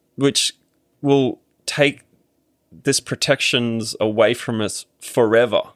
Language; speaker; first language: English; native; English